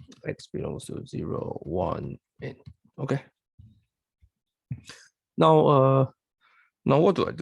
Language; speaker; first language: English; non-native, fluent; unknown